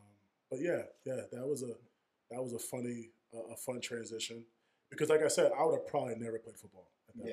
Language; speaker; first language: English; native; English